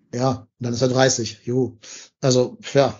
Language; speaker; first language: German; native; German